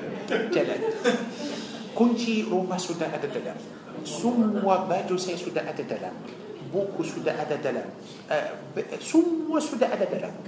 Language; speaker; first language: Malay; non-native, fluent; Arabic